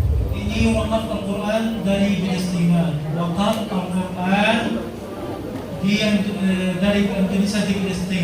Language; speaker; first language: Indonesian; non-native, learner; Arabic